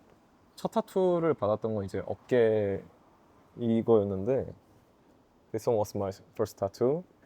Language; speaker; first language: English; non-native, learner; Korean